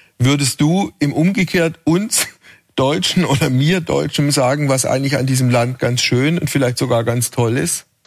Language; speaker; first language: German; native; German